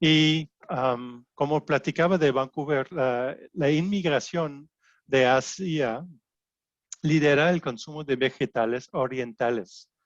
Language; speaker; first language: Spanish; non-native, fluent; French